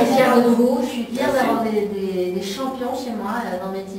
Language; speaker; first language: French; non-native, local second language; Arabic